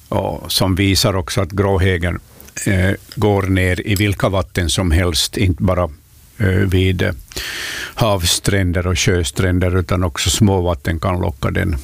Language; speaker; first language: Swedish; native; Swedish